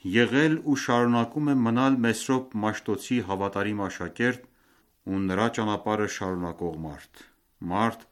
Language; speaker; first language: Armenian; early bilingual, heritage; Armenian